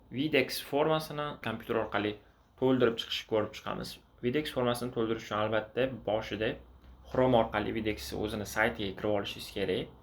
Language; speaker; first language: Uzbek; native; Uzbek